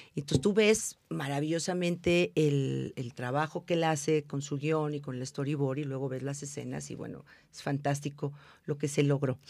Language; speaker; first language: Spanish; native; Spanish